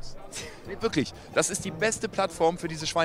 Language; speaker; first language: German; native; German